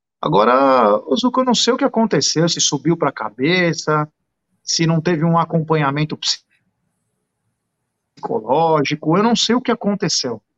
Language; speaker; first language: Portuguese; native; Portuguese